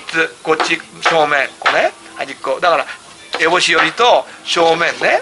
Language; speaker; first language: Japanese; native; Japanese